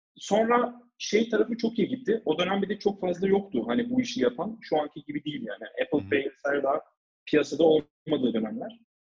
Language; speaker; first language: Turkish; early bilingual, heritage; Turkish